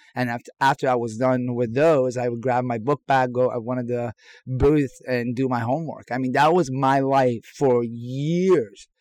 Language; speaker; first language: English; non-native, fluent; Persian